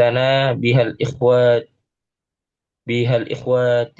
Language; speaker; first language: Arabic; non-native, learner; Indonesian